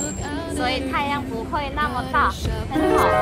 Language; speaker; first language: Chinese; non-native, learner; Korean